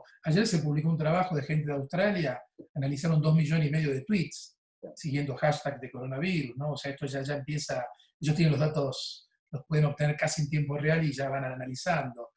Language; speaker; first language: Spanish; native; Spanish